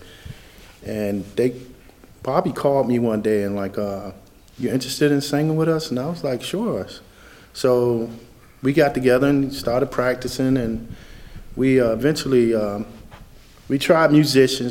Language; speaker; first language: English; native; English